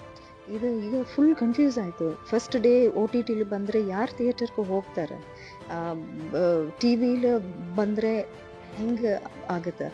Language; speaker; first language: Kannada; non-native, learner; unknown